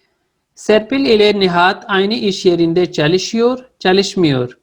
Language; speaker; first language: Turkish; non-native, fluent; Urdu